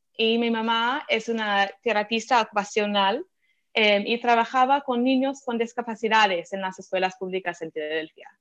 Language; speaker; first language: Spanish; non-native, fluent; English